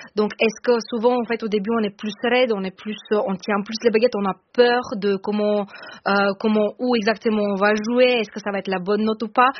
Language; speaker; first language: French; non-native, fluent; Bulgarian